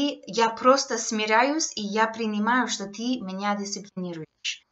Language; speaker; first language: Russian; non-native, fluent; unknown